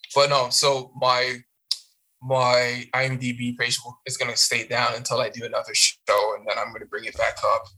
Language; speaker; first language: English; non-native, fluent; French